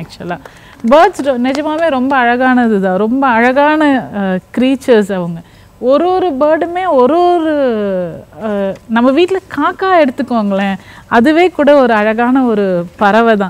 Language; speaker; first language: Tamil; native; Tamil